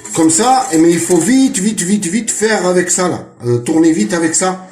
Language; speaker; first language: French; non-native, local second language; Arabic